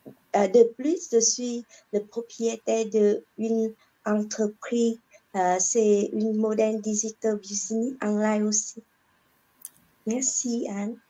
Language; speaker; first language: French; non-native, learner; Vietnamese